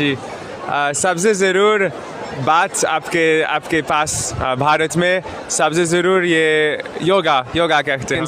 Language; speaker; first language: Hindi; non-native, learner; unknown